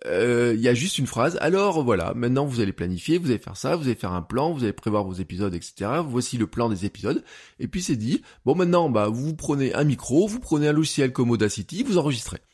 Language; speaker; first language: French; native; French